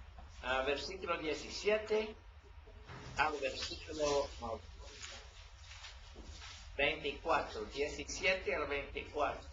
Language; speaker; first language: Spanish; non-native, learner; English